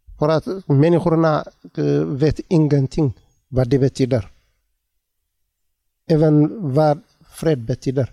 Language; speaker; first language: Swedish; non-native, learner; Tigrinya